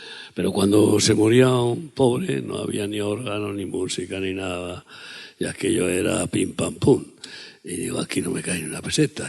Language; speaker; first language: Spanish; native; Spanish